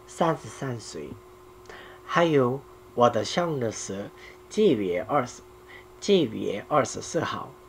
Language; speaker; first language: Chinese; non-native, learner; Korean